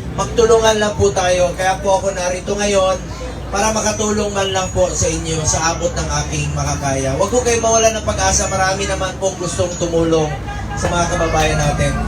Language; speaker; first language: Filipino; non-native, local second language; Cebuano